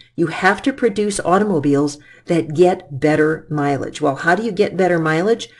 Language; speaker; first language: English; native; English